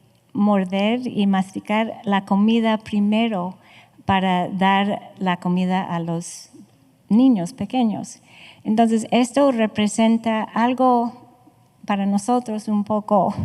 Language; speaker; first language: Spanish; non-native, fluent; English